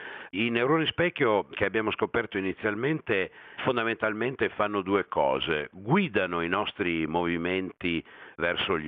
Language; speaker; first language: Italian; native; Italian